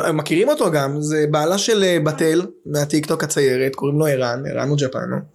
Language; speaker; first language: Hebrew; native; Hebrew